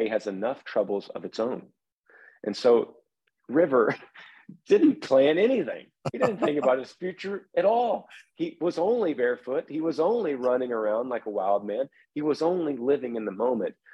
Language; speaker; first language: English; native; English